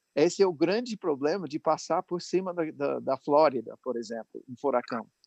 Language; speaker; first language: Portuguese; non-native, fluent; English